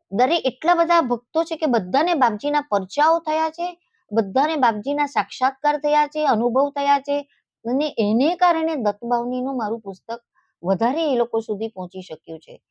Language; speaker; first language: Gujarati; native; Gujarati